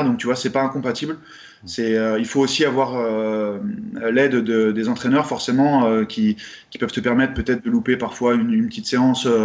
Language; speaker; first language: French; native; French